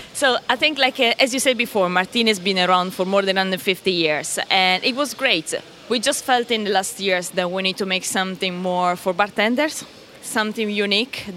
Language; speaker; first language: English; non-native, fluent; Italian